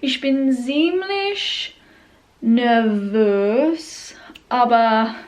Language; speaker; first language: German; non-native, learner; English